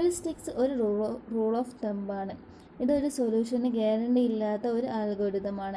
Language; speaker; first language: Malayalam; native; Malayalam